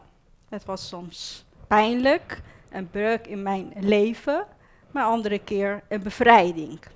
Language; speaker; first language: Dutch; non-native, fluent; Persian